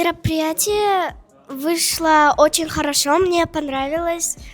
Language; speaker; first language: Russian; non-native, local second language; Uzbek